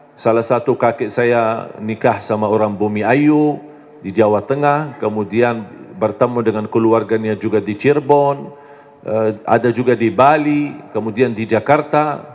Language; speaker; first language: Indonesian; non-native, fluent; Arabic